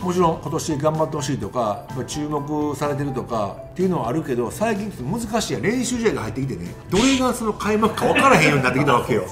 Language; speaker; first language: Japanese; native; Japanese